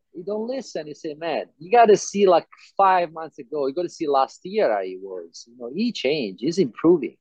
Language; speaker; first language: English; non-native, fluent; Italian